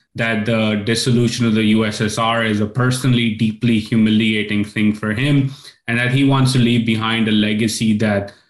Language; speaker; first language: English; non-native, local second language; Urdu